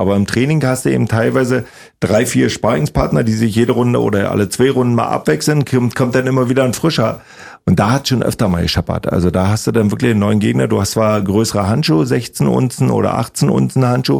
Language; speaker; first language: German; native; German